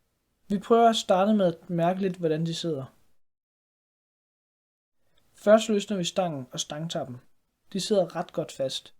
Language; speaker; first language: Danish; native; Danish